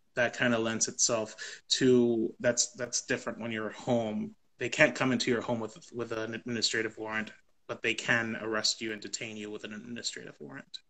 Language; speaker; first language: English; native; English